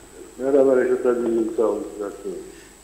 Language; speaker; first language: Turkish; native; Turkish